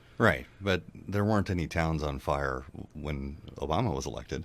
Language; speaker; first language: English; native; English